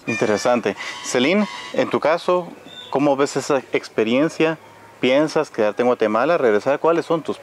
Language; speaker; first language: Spanish; native; Spanish